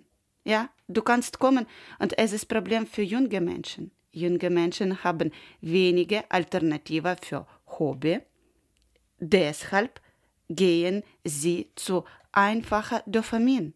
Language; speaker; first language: German; non-native, learner; Ukrainian